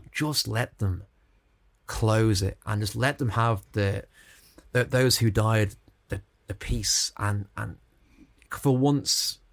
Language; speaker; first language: English; native; English